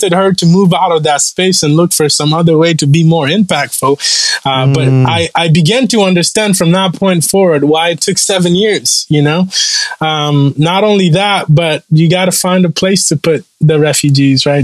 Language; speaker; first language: English; non-native, local second language; Kinyarwanda